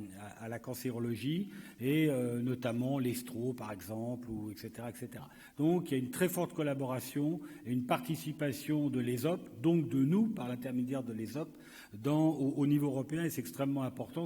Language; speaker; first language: French; native; French